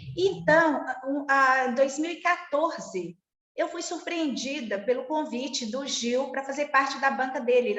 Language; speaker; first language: Portuguese; native; Portuguese